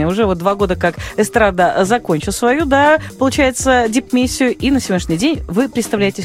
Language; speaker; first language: Russian; native; Russian